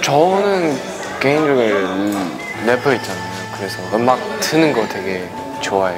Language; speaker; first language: Korean; non-native, learner; Chinese